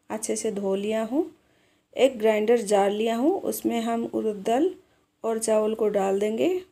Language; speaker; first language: Hindi; native; Hindi